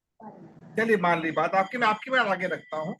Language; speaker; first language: Hindi; native; Hindi